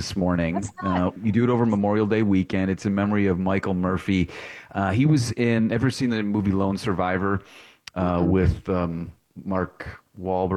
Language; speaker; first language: English; native; English